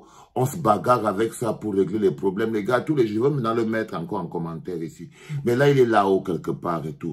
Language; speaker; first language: French; native; French